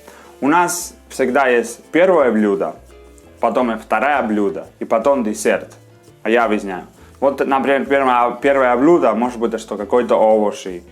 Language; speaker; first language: Russian; non-native, learner; Spanish